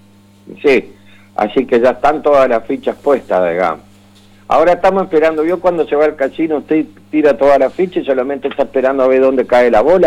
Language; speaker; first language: Spanish; native; Spanish